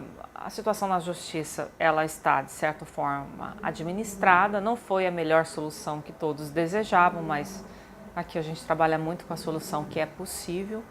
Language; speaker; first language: Portuguese; native; Portuguese